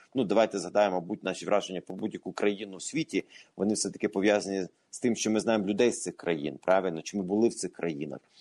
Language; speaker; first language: Ukrainian; native; Ukrainian